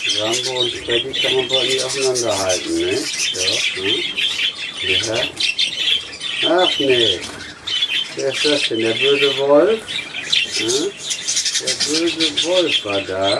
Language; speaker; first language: German; native; German